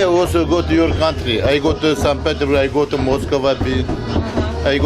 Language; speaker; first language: English; non-native, learner; Turkish